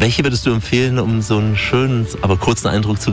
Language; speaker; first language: German; native; German